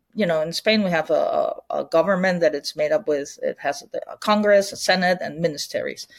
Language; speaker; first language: English; non-native, fluent; Spanish